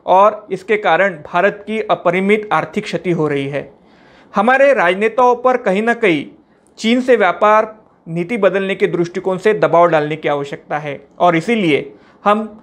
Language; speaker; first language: Hindi; non-native, local second language; Marathi